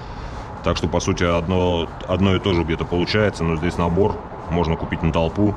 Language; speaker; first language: Russian; native; Russian